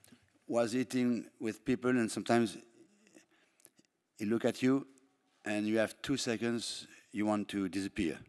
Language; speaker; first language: English; non-native, fluent; French